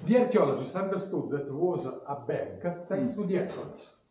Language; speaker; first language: English; non-native, learner; Italian